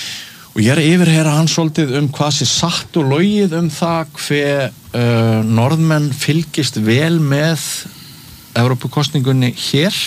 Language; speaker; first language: Icelandic; native; Icelandic